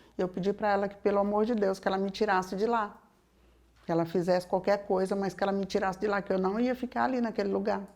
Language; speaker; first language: Portuguese; native; Portuguese